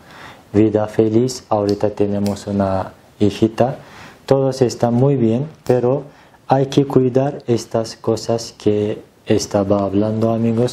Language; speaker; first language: Spanish; non-native, learner; Turkish